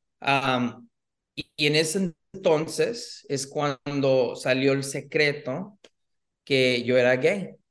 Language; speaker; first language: Spanish; early bilingual, heritage; Spanish